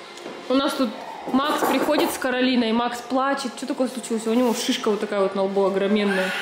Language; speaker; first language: Russian; native; Russian